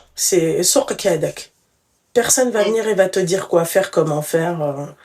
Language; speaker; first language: French; native; French